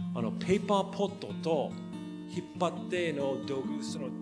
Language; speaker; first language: Japanese; non-native, learner; English